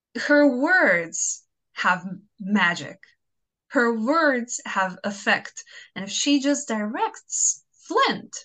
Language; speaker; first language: English; non-native, fluent; Croatian